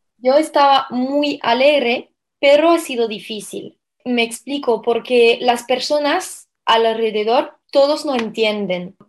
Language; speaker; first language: Spanish; non-native, fluent; French